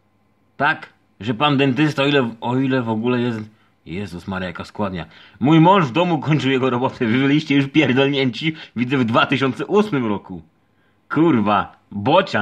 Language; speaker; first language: Polish; native; Polish